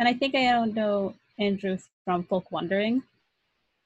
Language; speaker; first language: English; non-native, fluent; Spanish